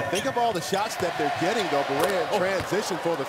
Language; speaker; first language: English; native; English